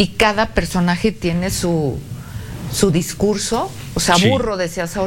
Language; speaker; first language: Spanish; native; Spanish